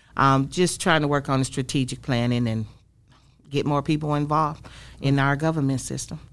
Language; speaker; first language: English; native; English